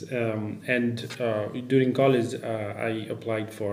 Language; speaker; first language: English; non-native, local second language; Nepali